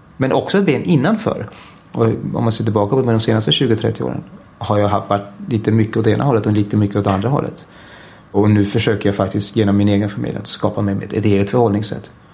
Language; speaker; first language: Swedish; early bilingual, heritage; Swedish